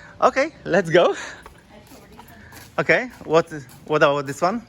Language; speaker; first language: English; non-native, learner; Polish